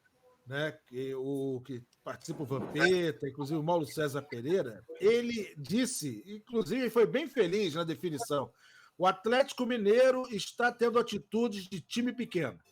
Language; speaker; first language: Portuguese; native; Portuguese